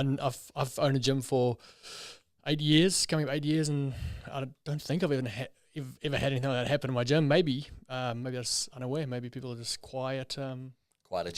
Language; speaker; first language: English; native; English